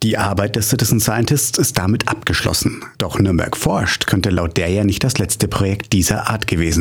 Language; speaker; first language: German; native; German